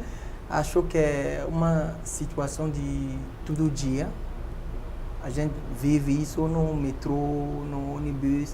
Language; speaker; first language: Portuguese; non-native, fluent; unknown